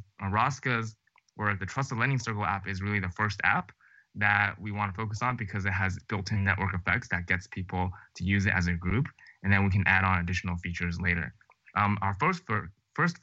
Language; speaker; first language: English; native; English